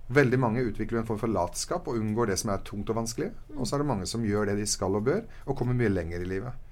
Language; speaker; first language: Norwegian; early bilingual, other home language; Arabic